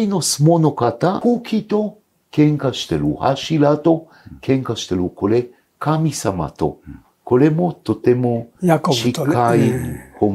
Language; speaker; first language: Japanese; non-native, fluent; Hebrew